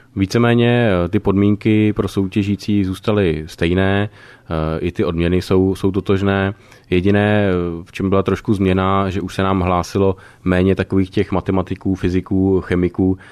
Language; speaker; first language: Czech; native; Czech